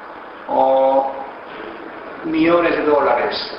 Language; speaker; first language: Spanish; non-native, fluent; Korean